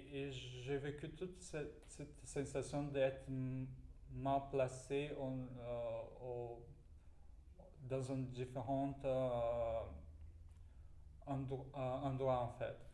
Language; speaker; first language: French; non-native, fluent; Portuguese